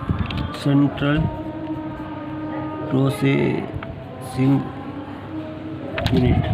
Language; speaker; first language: Hindi; native; Hindi